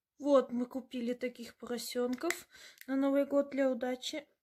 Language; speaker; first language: Russian; non-native, learner; German